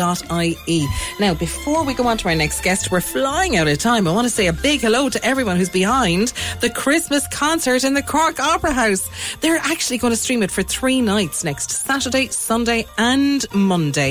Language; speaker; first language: English; native; English